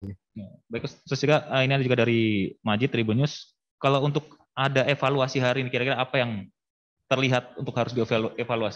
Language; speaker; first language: Indonesian; native; Indonesian